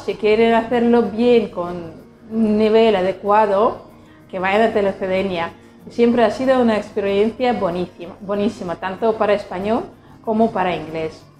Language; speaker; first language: Spanish; non-native, fluent; Russian